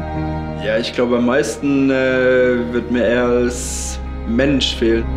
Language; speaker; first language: German; native; German